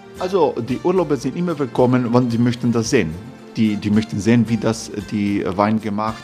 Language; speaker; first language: German; non-native, learner; Croatian